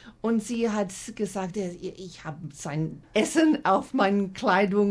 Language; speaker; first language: German; non-native, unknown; English